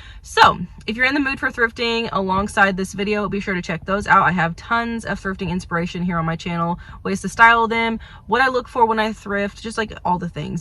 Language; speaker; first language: English; native; English